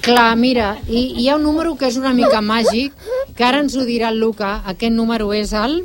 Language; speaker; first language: Catalan; native; Catalan